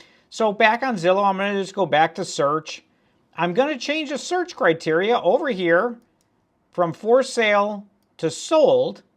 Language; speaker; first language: English; native; English